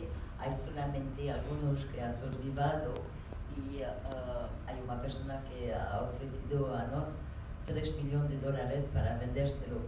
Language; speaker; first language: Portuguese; non-native, learner; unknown